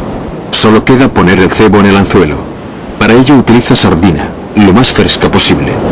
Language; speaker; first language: Spanish; native; Spanish